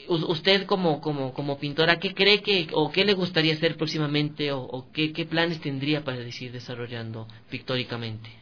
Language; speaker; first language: Spanish; native; Spanish